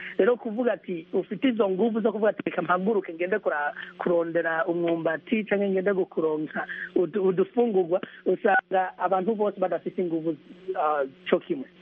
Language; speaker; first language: Rundi; early bilingual, heritage; Rundi